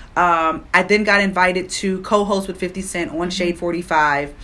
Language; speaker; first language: English; native; English